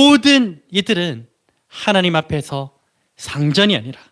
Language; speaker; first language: Korean; native; Korean